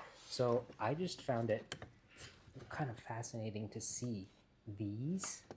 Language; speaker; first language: English; early bilingual, heritage; English